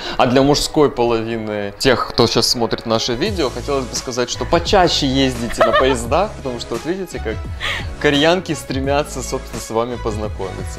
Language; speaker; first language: Russian; native; Russian